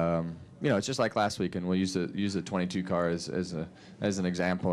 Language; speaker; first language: English; native; English